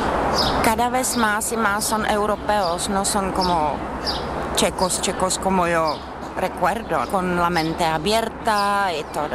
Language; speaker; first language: Spanish; non-native, learner; Czech